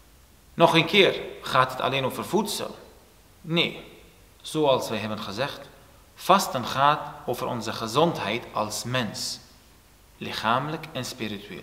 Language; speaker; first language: Dutch; non-native, fluent; Turoyo